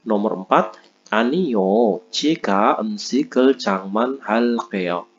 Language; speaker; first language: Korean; non-native, fluent; Indonesian